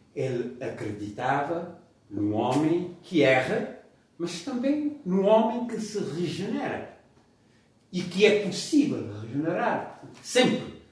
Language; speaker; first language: Portuguese; non-native, local second language; Kabuverdianu